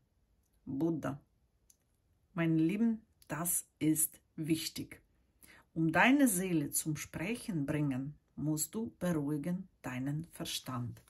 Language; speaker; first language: German; non-native, fluent; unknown